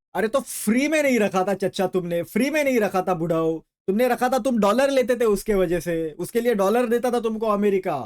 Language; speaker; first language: Hindi; native; Hindi